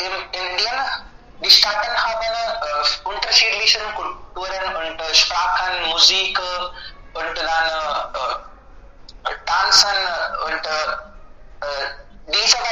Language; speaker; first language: German; non-native, learner; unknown